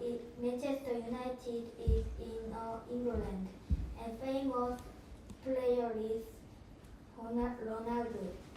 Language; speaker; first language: English; non-native, learner; Korean